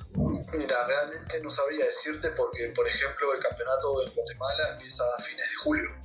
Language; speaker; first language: Spanish; native; Spanish